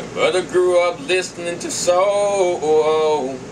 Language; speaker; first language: English; native; English